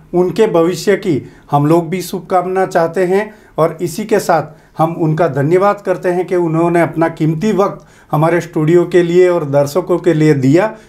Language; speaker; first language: Hindi; native; Hindi